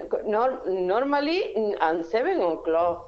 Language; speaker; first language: English; non-native, learner; Spanish